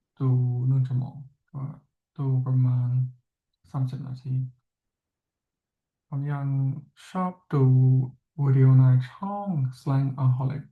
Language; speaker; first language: Thai; non-native, fluent; English